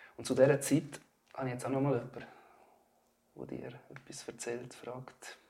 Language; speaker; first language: German; native; German